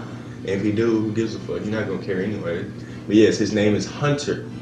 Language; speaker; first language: English; native; English